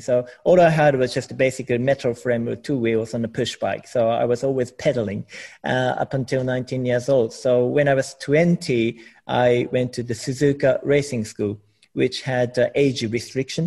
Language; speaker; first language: English; non-native, fluent; Japanese